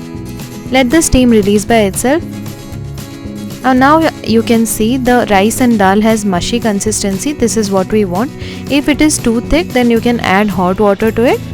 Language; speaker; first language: English; non-native, local second language; Odia